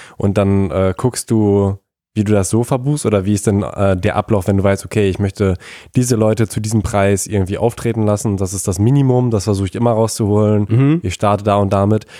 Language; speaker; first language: German; native; German